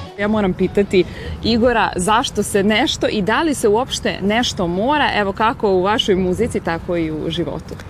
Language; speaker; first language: Serbian; native; Serbian